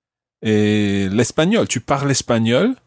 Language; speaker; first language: French; non-native, fluent; English